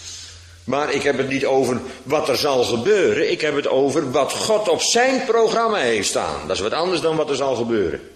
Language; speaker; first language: Dutch; native; Dutch